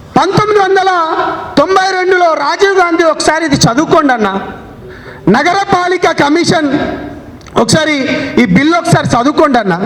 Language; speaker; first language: Telugu; non-native, local second language; Lambadi